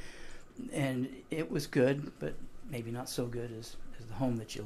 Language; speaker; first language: English; native; English